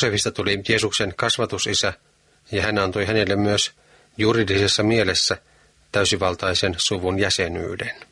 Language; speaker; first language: Finnish; native; Finnish